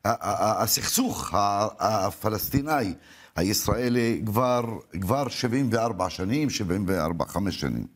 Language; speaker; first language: Hebrew; non-native, local second language; Arabic